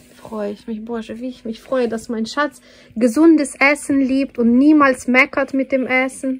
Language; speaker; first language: German; non-native, fluent; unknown